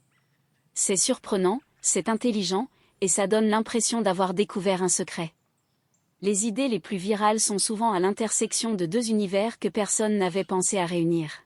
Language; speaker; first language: French; native; French